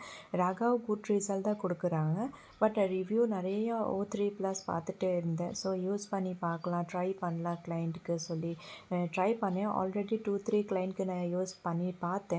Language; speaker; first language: Tamil; non-native, fluent; Assamese